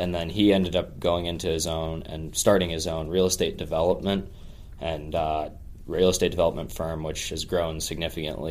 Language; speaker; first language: English; native; English